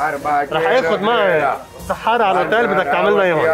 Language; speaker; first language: Arabic; native; Arabic